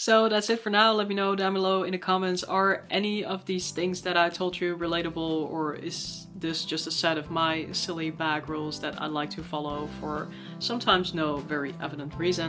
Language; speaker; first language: English; non-native, fluent; Dutch